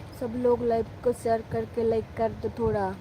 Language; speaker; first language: Hindi; non-native, local second language; Bangla